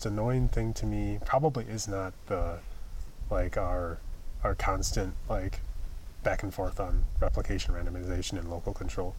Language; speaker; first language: English; native; English